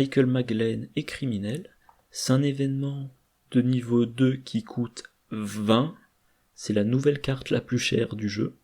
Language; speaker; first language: French; native; French